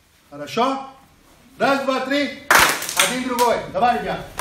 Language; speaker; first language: Russian; non-native, learner; Portuguese